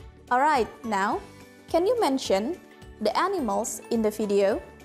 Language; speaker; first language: English; non-native, fluent; Indonesian